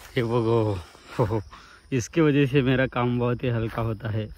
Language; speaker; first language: Hindi; non-native, local second language; Marathi